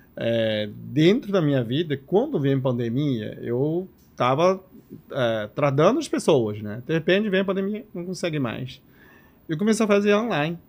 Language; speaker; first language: Portuguese; non-native, fluent; Chinese